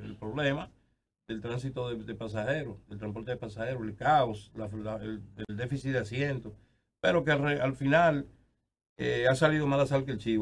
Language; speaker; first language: Spanish; native; Spanish